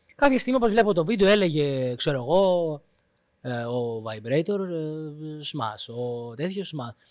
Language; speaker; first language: Greek; native; Greek